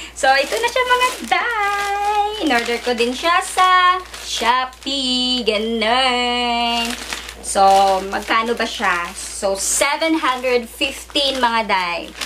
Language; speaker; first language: Filipino; native; Filipino